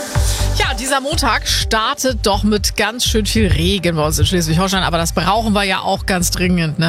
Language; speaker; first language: German; native; German